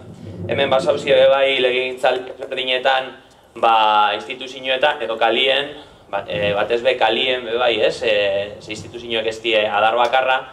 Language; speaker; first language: Basque; native; Basque